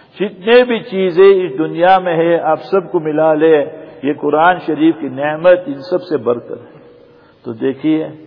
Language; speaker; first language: Urdu; non-native, fluent; Gujarati